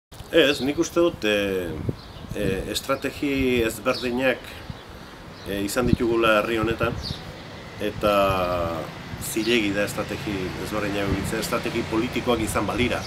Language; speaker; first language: Basque; native; Basque